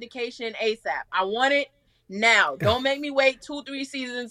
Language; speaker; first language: English; native; English